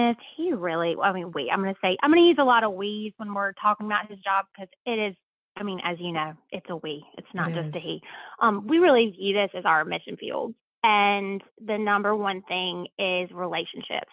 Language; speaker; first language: English; native; English